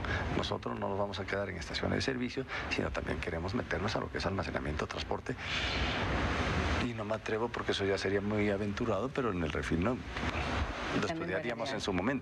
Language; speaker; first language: Spanish; native; Spanish